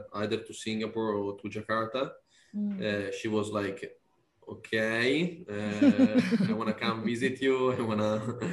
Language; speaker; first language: English; non-native, fluent; Italian